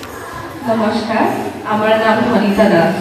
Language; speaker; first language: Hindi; non-native, local second language; Bangla